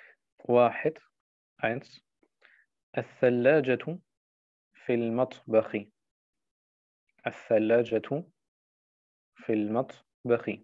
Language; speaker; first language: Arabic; non-native, fluent; German